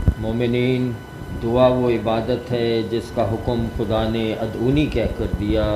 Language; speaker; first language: Urdu; native; Urdu